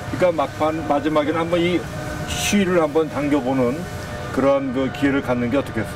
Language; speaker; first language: Korean; native; Korean